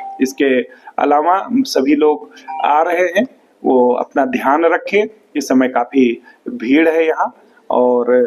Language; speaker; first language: Hindi; native; Hindi